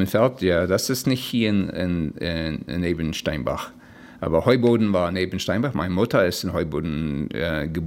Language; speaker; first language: German; early bilingual, heritage; Plautdietsch